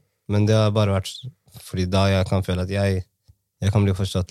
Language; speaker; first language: Norwegian; early bilingual, other home language; Somali